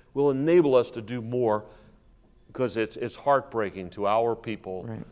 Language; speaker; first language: English; native; English